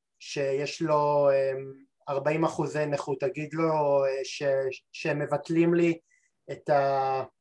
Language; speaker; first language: Hebrew; native; Hebrew